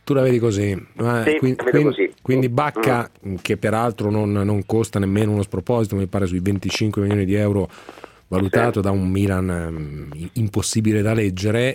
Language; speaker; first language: Italian; native; Italian